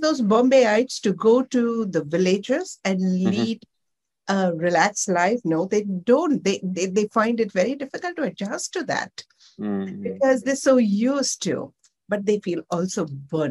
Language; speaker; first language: English; non-native, local second language; Gujarati